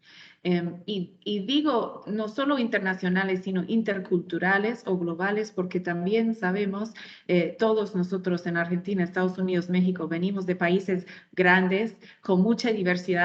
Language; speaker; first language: Spanish; non-native, fluent; English